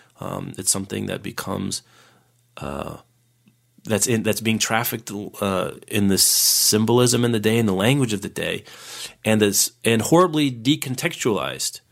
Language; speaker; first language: English; native; English